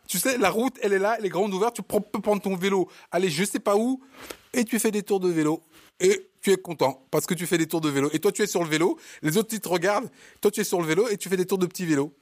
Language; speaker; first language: French; early bilingual, other home language; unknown